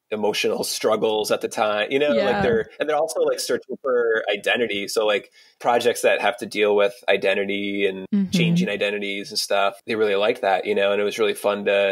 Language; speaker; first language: English; native; English